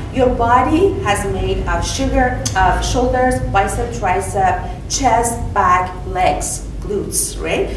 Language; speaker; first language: English; non-native, fluent; Persian